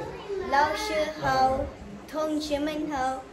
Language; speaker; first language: Chinese; non-native, learner; Malay